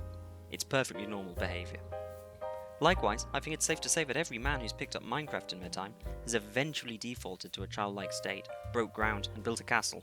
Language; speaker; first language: English; native; English